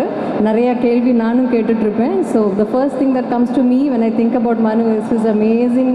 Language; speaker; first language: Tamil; non-native, fluent; Malayalam